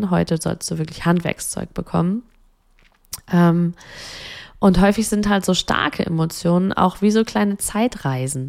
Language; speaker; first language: German; native; German